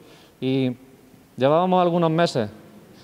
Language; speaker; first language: Spanish; native; Spanish